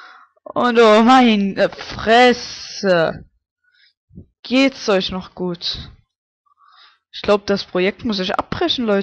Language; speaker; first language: German; native; German